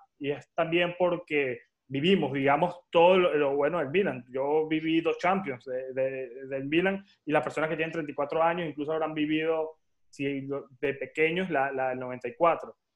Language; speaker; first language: Spanish; native; Spanish